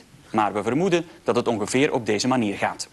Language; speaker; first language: Dutch; native; Dutch